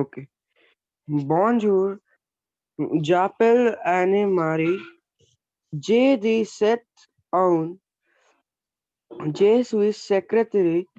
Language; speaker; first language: French; non-native, learner; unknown